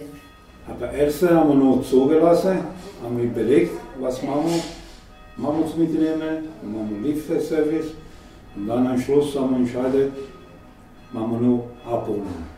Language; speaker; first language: German; non-native, learner; Italian